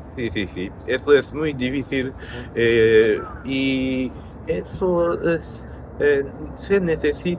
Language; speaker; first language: Spanish; non-native, learner; Japanese